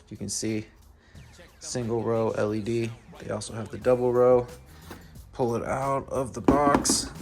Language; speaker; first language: English; native; English